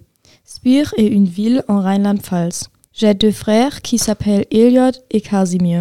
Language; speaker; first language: French; non-native, learner; German